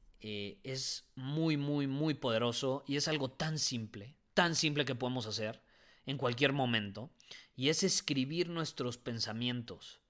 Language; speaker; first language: Spanish; native; Spanish